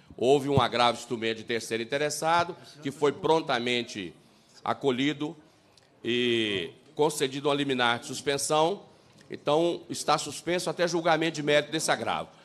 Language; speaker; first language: Portuguese; native; Portuguese